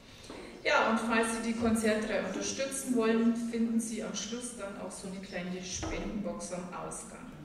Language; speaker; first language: German; native; German